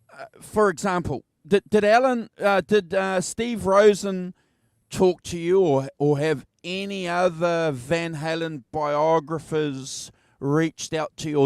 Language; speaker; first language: English; native; English